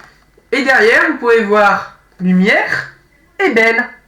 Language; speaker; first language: French; native; French